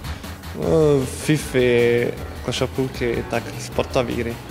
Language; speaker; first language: Polish; non-native, learner; Bosnian